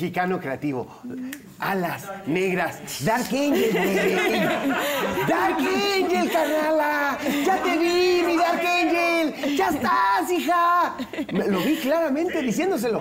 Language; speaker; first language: Spanish; native; Spanish